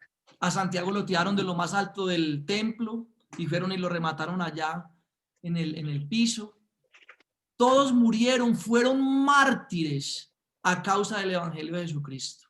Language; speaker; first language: Spanish; native; Spanish